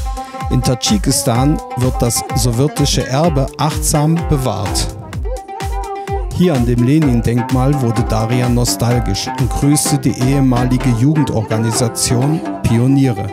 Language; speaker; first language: German; native; German